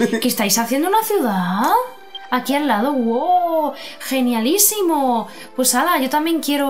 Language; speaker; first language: Spanish; native; Spanish